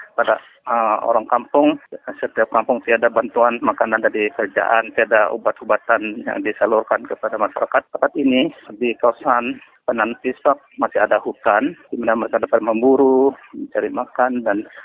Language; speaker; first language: Malay; non-native, local second language; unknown